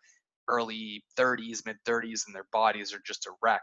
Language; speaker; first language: English; native; English